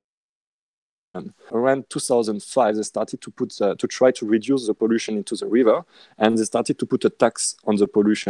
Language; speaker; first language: English; non-native, fluent; French